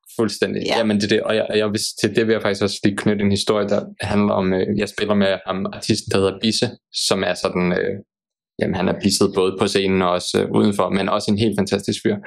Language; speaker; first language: Danish; early bilingual, other home language; Bosnian